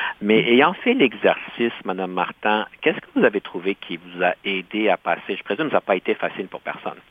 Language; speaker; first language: French; native; French